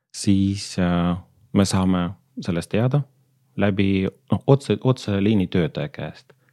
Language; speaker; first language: Estonian; non-native, local second language; Russian